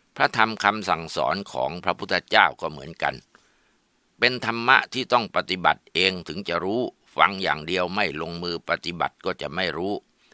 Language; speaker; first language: Thai; native; Thai